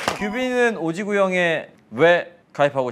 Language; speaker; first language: Korean; native; Korean